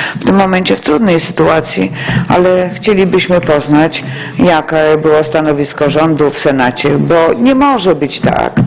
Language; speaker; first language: Polish; native; Polish